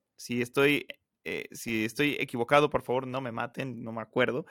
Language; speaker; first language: Spanish; native; Spanish